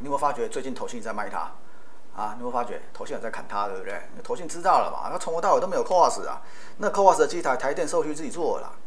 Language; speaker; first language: Chinese; native; Chinese